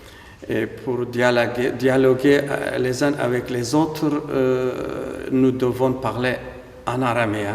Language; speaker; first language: French; non-native, fluent; Aramaic